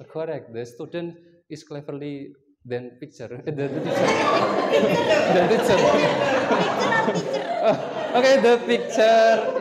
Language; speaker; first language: English; non-native, learner; Indonesian